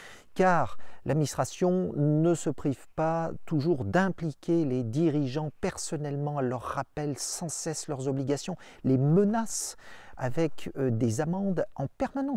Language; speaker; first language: French; native; French